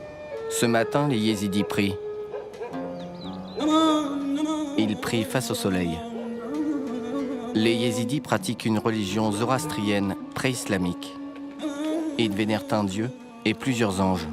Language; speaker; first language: French; native; French